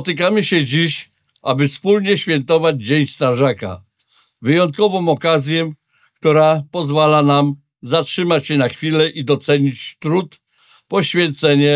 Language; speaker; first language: Polish; native; Polish